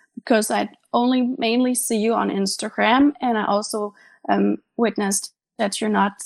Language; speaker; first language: English; non-native, fluent; German